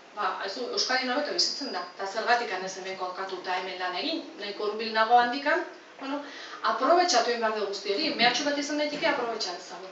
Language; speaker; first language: Basque; native; Basque